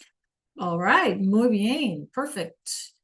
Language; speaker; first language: Spanish; non-native, fluent; English